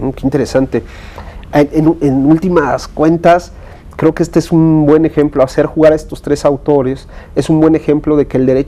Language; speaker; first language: Spanish; native; Spanish